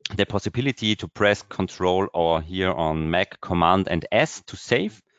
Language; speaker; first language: English; non-native, fluent; German